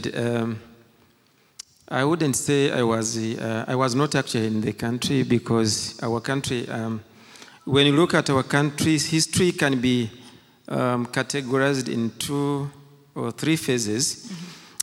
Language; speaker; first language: English; non-native, local second language; Kinyarwanda